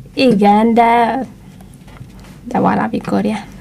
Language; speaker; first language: Hungarian; non-native, learner; Amharic